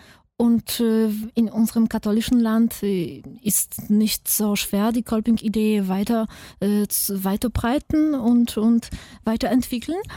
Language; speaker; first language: German; non-native, fluent; Polish